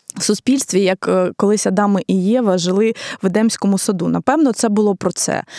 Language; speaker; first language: Ukrainian; native; Ukrainian